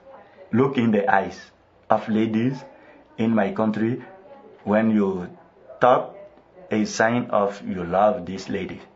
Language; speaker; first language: English; non-native, local second language; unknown